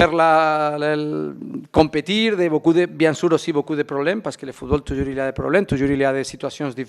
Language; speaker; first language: French; non-native, fluent; Spanish